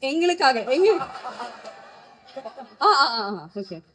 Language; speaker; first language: Tamil; native; Tamil